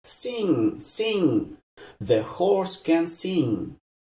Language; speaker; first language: English; non-native, fluent; Russian